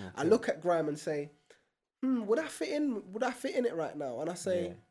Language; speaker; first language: English; native; English